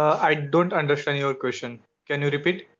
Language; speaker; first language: English; non-native, learner; Hindi